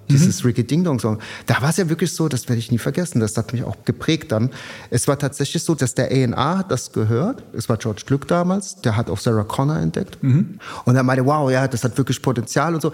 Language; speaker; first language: German; native; German